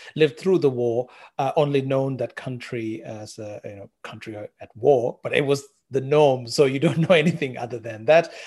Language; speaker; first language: English; non-native, local second language; Sinhala